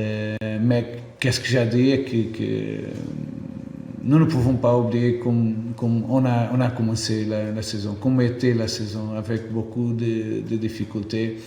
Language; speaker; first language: French; non-native, fluent; Portuguese